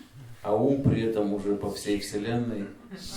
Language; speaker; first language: Russian; native; Russian